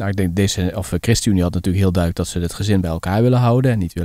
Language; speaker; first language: Dutch; native; Dutch